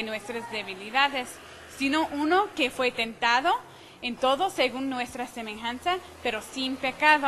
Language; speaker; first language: Spanish; non-native, fluent; English